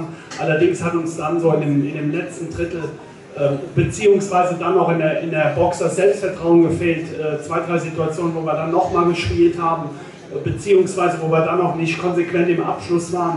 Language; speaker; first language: German; native; German